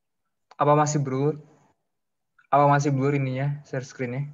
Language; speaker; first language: Indonesian; native; Indonesian